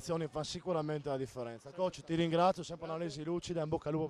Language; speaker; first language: Italian; native; Italian